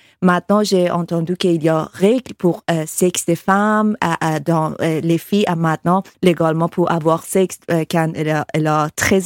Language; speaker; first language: French; non-native, learner; Persian